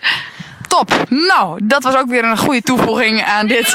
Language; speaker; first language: Dutch; native; Dutch